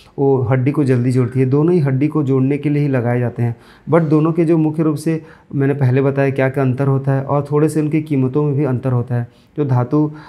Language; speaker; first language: Hindi; native; Hindi